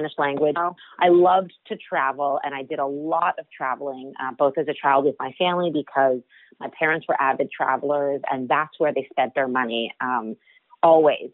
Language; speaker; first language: English; native; English